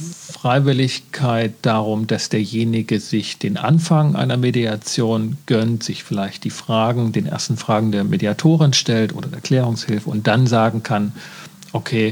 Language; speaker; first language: German; native; German